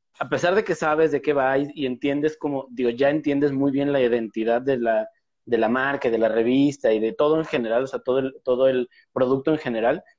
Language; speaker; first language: Spanish; native; Spanish